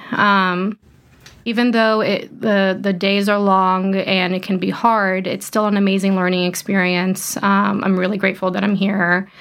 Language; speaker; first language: English; early bilingual, other home language; Portuguese